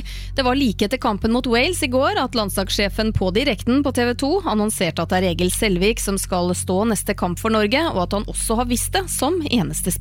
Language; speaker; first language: Norwegian; native; Norwegian